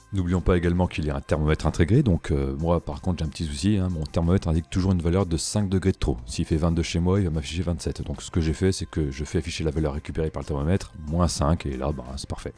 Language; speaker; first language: French; native; French